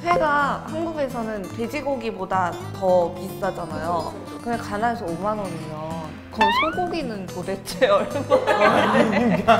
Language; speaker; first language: Korean; non-native, fluent; Mongolian